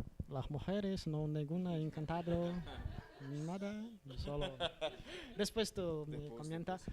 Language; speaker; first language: Spanish; non-native, learner; Portuguese